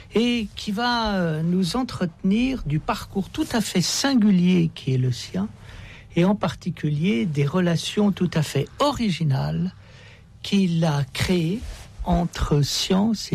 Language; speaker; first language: French; native; French